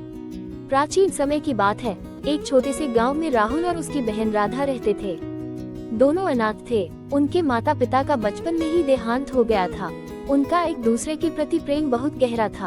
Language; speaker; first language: Hindi; native; Hindi